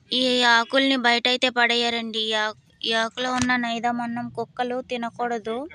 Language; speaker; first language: Telugu; non-native, local second language; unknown